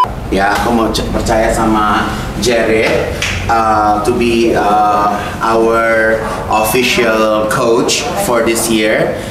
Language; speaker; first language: English; non-native, learner; Indonesian